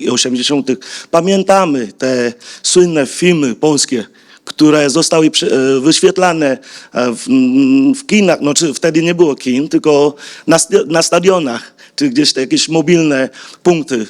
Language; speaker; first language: Polish; non-native, fluent; Vietnamese